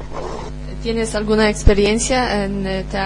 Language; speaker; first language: Spanish; non-native, learner; Polish